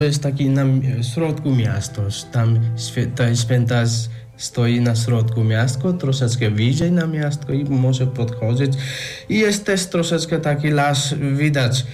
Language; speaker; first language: Polish; non-native, learner; Nepali